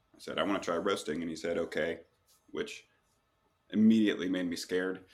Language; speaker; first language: English; native; English